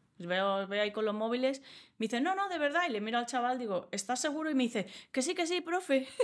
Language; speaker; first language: Spanish; early bilingual, other home language; English